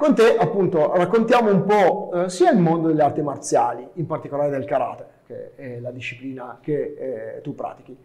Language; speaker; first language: Italian; native; Italian